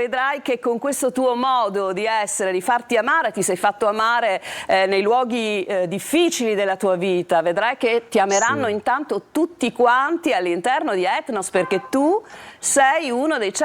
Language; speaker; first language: Italian; native; Italian